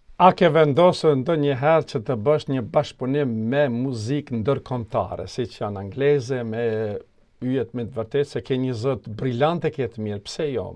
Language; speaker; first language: Albanian; native; Albanian